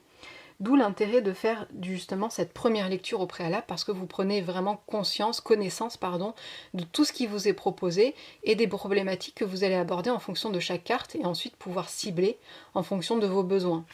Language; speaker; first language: French; native; French